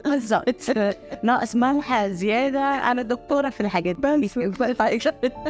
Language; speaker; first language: Arabic; non-native, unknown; Italian